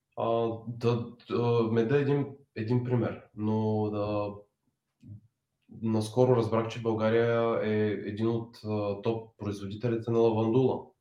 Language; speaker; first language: Bulgarian; native; Bulgarian